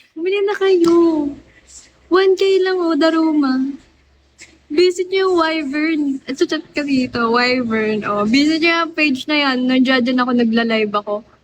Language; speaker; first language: Filipino; native; Filipino